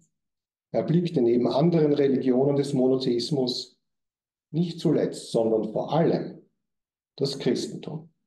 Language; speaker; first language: German; native; German